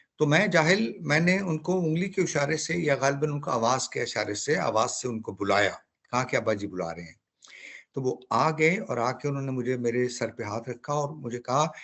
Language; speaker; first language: Urdu; native; Urdu